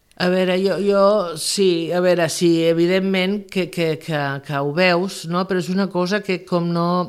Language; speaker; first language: Catalan; non-native, local second language; Spanish